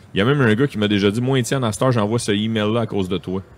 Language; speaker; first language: French; native; French